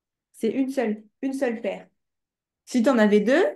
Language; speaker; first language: French; native; French